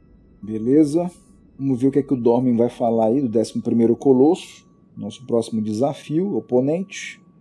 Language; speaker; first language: Portuguese; native; Portuguese